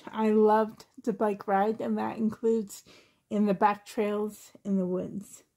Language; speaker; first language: English; native; English